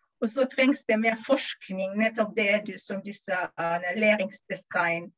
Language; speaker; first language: Norwegian; non-native, fluent; German